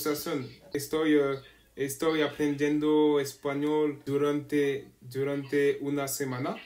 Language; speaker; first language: Spanish; non-native, learner; French